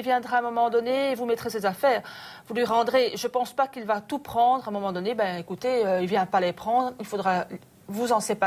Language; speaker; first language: French; native; French